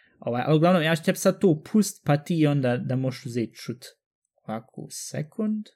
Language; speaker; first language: Bosnian; early bilingual, heritage; Bosnian